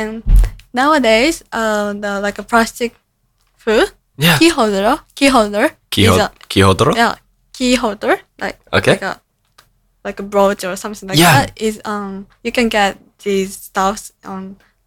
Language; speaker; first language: English; non-native, learner; Japanese